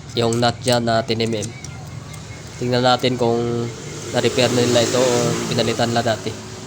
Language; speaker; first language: Filipino; non-native, local second language; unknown